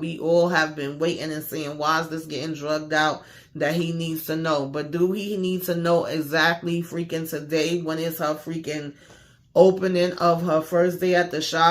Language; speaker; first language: English; native; English